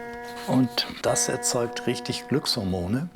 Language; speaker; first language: German; native; German